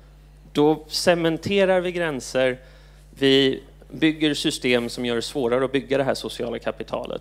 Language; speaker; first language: Swedish; native; Swedish